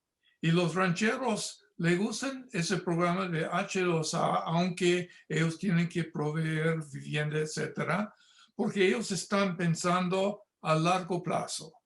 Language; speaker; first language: Spanish; non-native, fluent; English